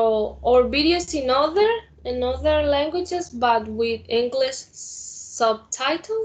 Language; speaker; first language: English; non-native, learner; Spanish